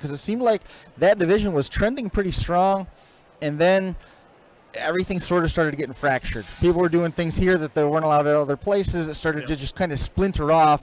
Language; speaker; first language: English; native; English